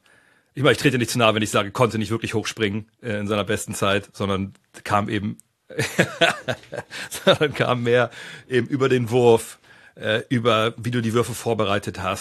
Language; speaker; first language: German; native; German